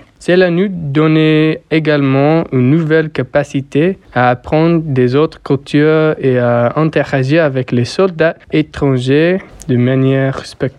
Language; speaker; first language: French; non-native, fluent; English